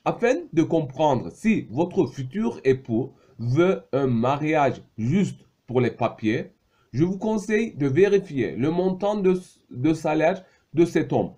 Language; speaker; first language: French; non-native, fluent; Turkish